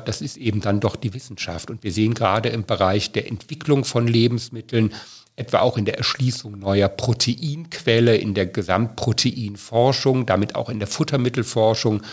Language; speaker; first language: German; native; German